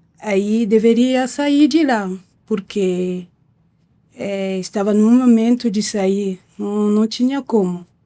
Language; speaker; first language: Portuguese; non-native, learner; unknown